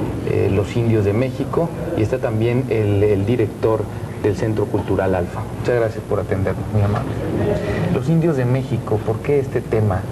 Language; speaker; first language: Spanish; native; Spanish